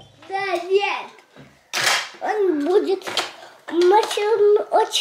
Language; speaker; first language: Russian; early bilingual, heritage; Russian